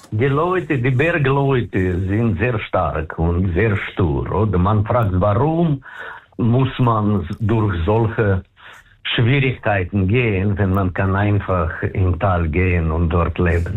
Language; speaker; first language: German; non-native, fluent; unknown